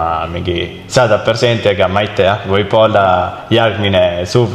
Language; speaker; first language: Estonian; non-native, learner; Italian